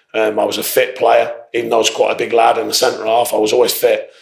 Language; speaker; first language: English; native; English